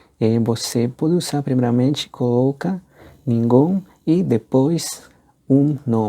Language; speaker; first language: Portuguese; non-native, fluent; Spanish